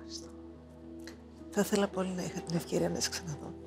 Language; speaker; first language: Greek; native; Greek